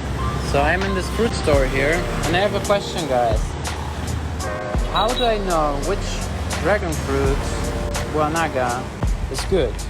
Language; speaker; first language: English; non-native, fluent; German